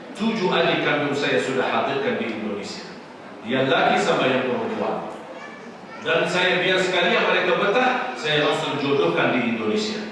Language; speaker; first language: Indonesian; non-native, fluent; Arabic